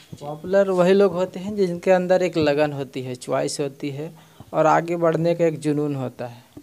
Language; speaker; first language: Hindi; native; Hindi